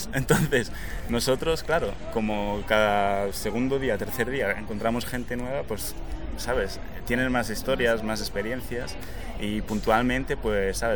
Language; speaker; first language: Spanish; native; Spanish